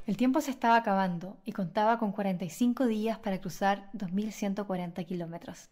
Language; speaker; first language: Spanish; native; Spanish